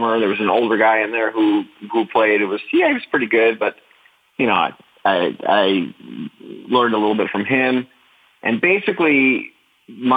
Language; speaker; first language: English; native; English